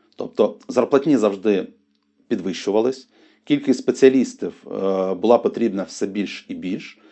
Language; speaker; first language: Ukrainian; non-native, local second language; Russian